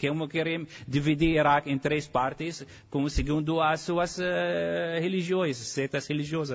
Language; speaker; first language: Portuguese; non-native, fluent; Arabic